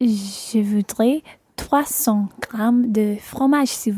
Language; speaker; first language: French; non-native, learner; English